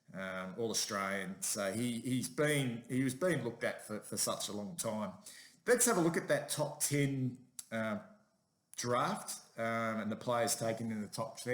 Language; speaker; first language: English; native; English